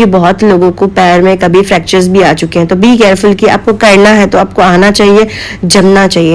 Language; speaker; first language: Hindi; native; Hindi